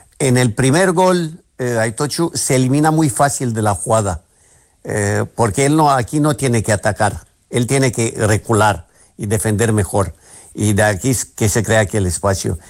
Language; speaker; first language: Spanish; non-native, fluent; Romanian